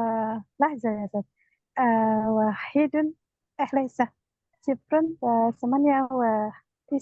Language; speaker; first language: Arabic; non-native, learner; Indonesian